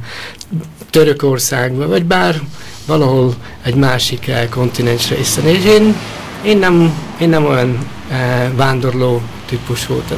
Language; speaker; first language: Hungarian; early bilingual, heritage; Hungarian